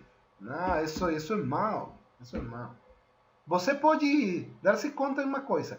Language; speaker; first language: Portuguese; non-native, fluent; Spanish